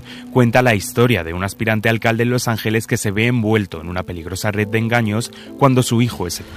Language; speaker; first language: Spanish; native; Spanish